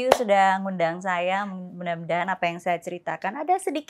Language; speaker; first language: Indonesian; native; Indonesian